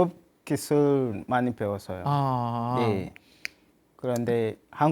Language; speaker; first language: Korean; non-native, learner; Swahili